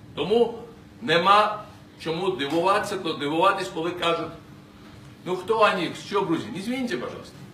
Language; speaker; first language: Ukrainian; non-native, learner; Georgian